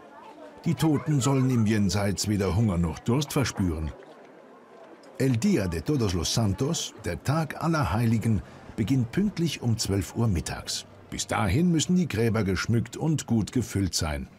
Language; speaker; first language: German; native; German